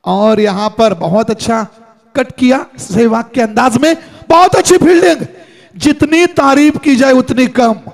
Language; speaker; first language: Hindi; non-native, local second language; Marathi